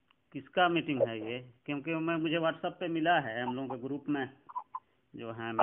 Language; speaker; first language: Hindi; native; Hindi